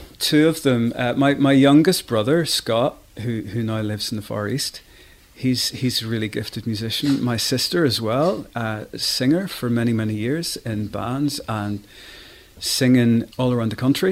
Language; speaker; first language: English; native; English